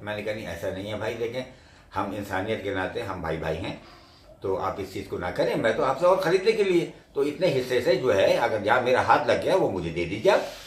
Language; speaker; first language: Urdu; native; Urdu